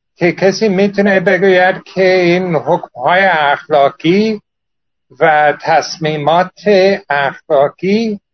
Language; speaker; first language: Persian; non-native, fluent; English